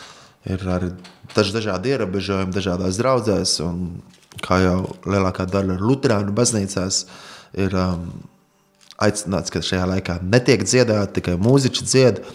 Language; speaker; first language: Latvian; native; Latvian